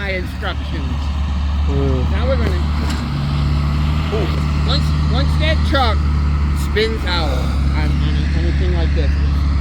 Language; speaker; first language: English; native; English